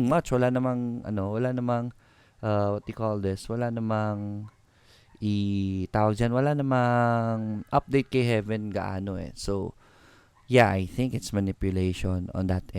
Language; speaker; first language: Filipino; native; Filipino